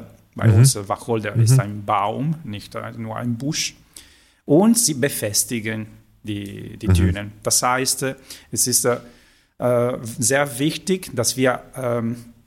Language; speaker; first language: German; non-native, fluent; Italian